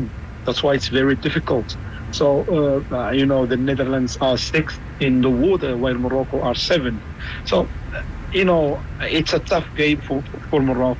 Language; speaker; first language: English; non-native, fluent; Arabic